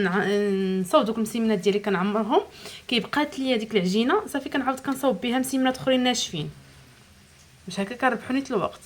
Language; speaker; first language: Arabic; native; Arabic